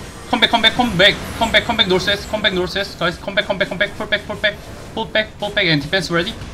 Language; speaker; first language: English; non-native, learner; Korean